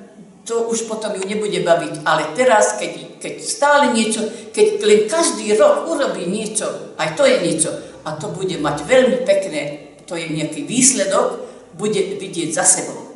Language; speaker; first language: Slovak; non-native, local second language; Hungarian